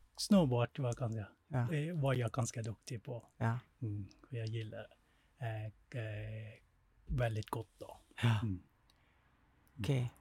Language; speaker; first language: Swedish; non-native, fluent; Thai